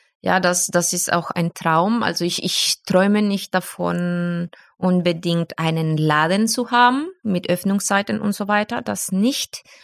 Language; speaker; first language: German; non-native, fluent; Spanish